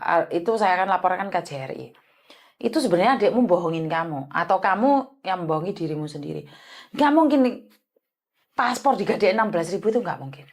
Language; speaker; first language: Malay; non-native, local second language; Javanese